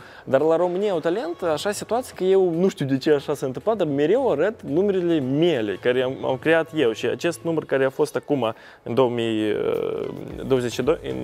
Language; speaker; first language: Romanian; non-native, local second language; Russian